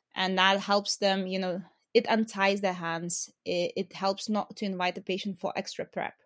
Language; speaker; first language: English; non-native, fluent; Lithuanian